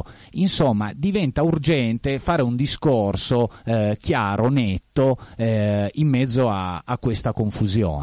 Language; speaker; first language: Italian; native; Italian